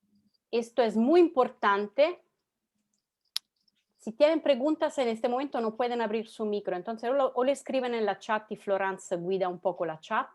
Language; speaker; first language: Spanish; non-native, fluent; Italian